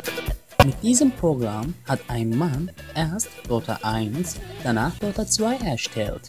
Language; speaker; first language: German; non-native, learner; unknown